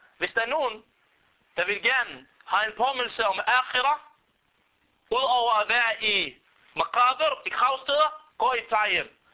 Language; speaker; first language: Danish; non-native, fluent; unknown